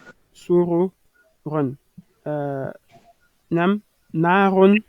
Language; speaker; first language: Arabic; non-native, fluent; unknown